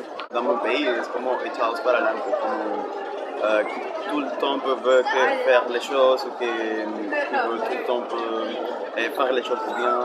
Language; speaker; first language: French; non-native, learner; Spanish